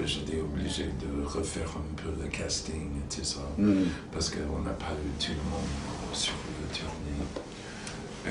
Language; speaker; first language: French; non-native, fluent; English